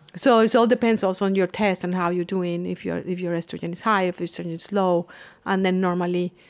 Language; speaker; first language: English; non-native, fluent; Spanish